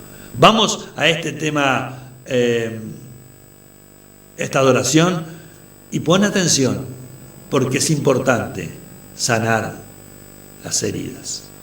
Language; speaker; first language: Spanish; native; Spanish